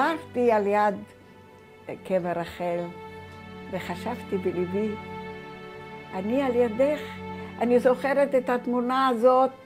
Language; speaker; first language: Hebrew; early bilingual, other home language; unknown